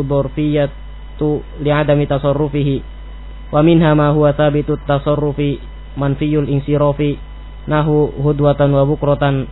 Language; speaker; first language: Arabic; non-native, learner; Indonesian